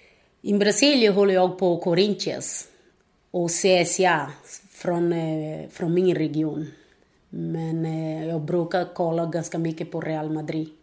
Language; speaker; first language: Swedish; non-native, fluent; Portuguese